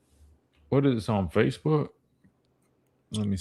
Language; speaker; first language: English; native; English